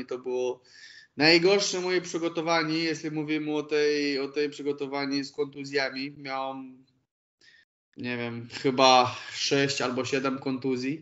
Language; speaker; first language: Polish; non-native, fluent; Romanian